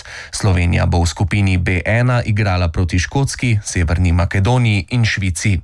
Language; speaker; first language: Slovenian; native; Slovenian